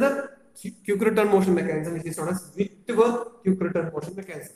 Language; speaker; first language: English; non-native, local second language; Malayalam